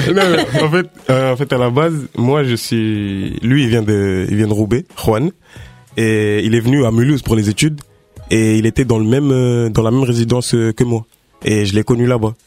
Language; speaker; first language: French; non-native, local second language; Wolof